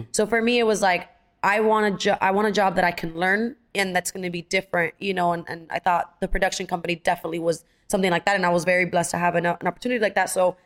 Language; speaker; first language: English; early bilingual, other home language; Spanish